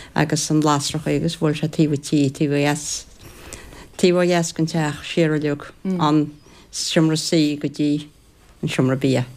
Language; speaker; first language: Irish; native; Irish